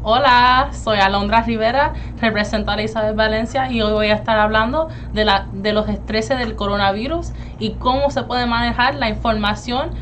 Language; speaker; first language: Spanish; early bilingual, heritage; Spanish